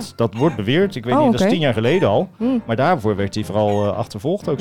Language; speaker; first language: Dutch; native; Dutch